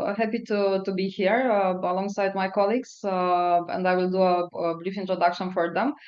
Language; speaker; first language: English; non-native, fluent; Romanian